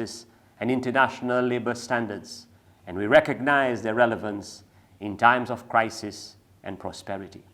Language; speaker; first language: English; non-native, local second language; Seselwa Creole French